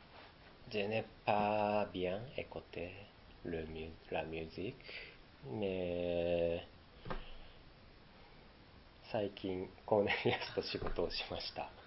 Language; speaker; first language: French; non-native, learner; Japanese